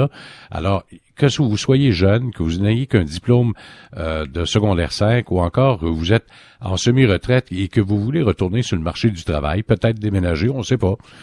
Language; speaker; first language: French; native; French